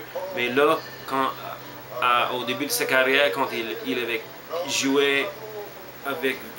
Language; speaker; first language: French; non-native, learner; English